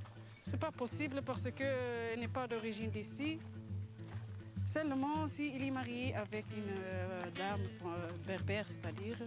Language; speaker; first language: French; non-native, local second language; Arabic